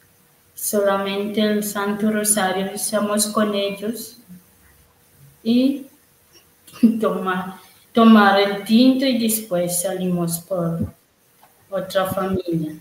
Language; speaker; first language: Spanish; non-native, learner; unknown